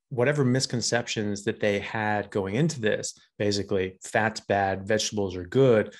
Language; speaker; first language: English; native; English